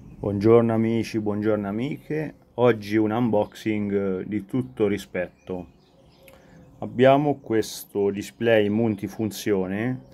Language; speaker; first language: Italian; native; Italian